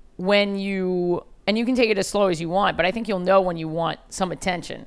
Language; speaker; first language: English; native; English